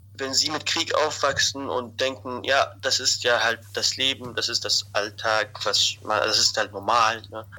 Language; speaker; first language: German; non-native, fluent; Arabic